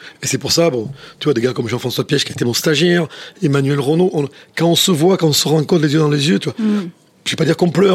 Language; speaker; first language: French; native; French